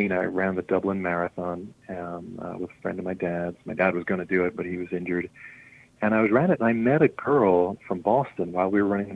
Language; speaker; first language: English; native; English